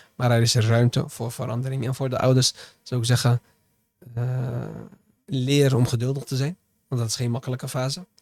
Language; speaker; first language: Dutch; early bilingual, other home language; Arabic